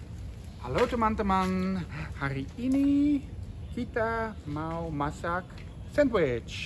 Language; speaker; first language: Indonesian; non-native, learner; Dutch